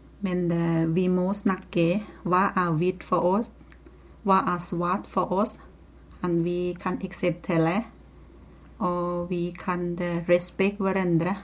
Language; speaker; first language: Norwegian; non-native, learner; Thai